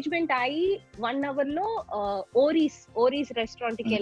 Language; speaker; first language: Telugu; non-native, local second language; Tamil